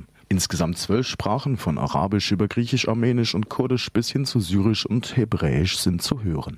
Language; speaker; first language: German; native; German